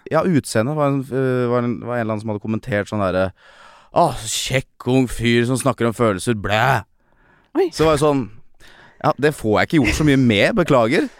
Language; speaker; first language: Norwegian; native; Norwegian